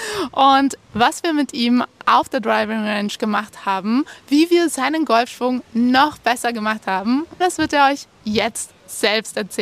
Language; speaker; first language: German; native; German